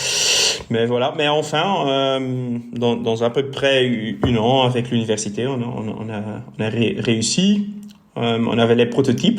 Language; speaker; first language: French; non-native, local second language; Dutch